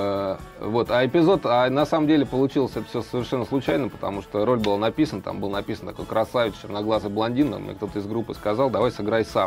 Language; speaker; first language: Russian; native; Russian